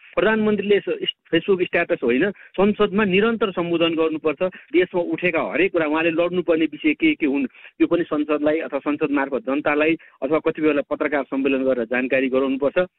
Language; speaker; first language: Nepali; native; Nepali